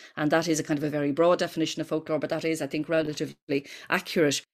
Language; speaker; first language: English; native; English